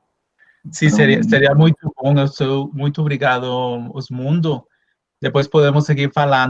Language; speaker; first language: Portuguese; non-native, fluent; Spanish